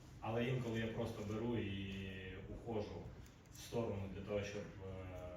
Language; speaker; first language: Ukrainian; non-native, local second language; Russian